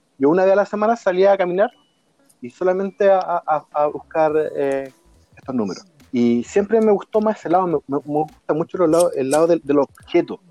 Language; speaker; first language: Spanish; native; Spanish